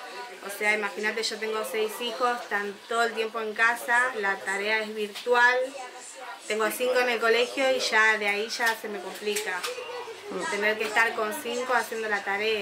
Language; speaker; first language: Spanish; native; Spanish